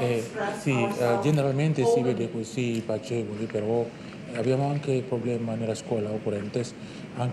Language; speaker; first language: Italian; non-native, learner; Indonesian